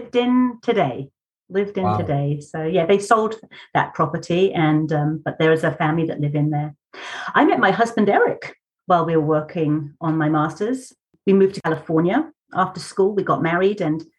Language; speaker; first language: English; native; English